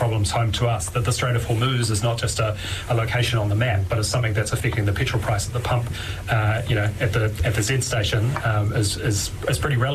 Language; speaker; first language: English; native; English